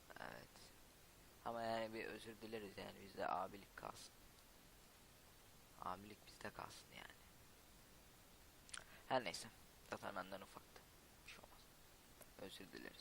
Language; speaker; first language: Turkish; native; Turkish